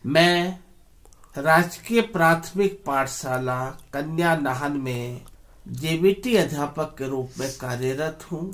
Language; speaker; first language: Hindi; native; Hindi